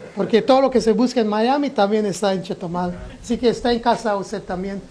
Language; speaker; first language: Spanish; non-native, local second language; English